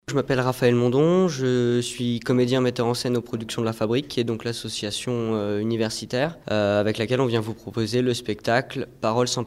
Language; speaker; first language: French; native; French